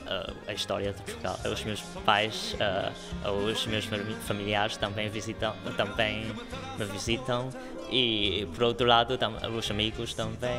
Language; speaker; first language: Portuguese; non-native, local second language; Chinese